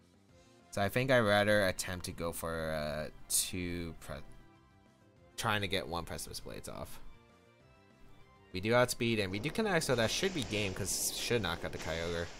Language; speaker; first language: English; native; English